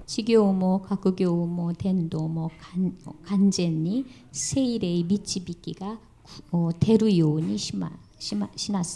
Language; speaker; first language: Japanese; non-native, fluent; Korean